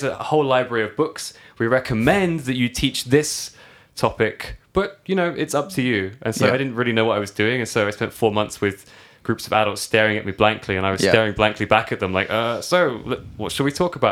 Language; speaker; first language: English; native; English